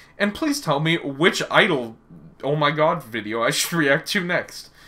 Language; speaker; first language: English; native; English